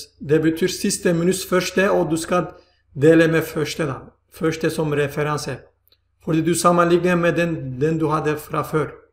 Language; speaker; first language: Swedish; non-native, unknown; Turkish